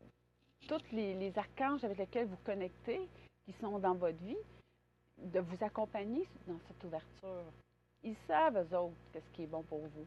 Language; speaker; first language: French; native; French